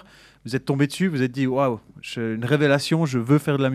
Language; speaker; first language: French; native; French